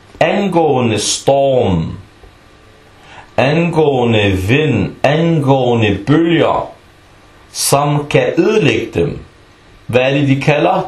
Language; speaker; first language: Danish; early bilingual, other home language; Arabic